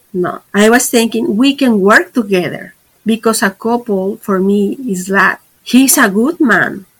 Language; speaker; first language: English; non-native, fluent; Spanish